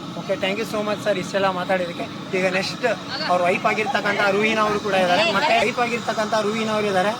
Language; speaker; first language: Kannada; non-native, local second language; Urdu